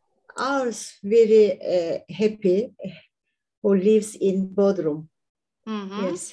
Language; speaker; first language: English; non-native, learner; Turkish